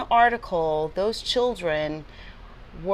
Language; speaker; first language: English; native; English